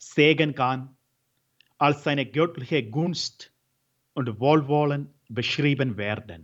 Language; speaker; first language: German; non-native, fluent; Malayalam